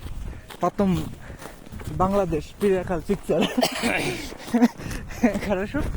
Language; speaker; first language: Russian; non-native, learner; Bangla